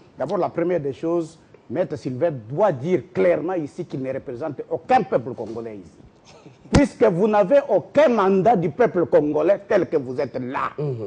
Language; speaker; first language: French; non-native, local second language; Lingala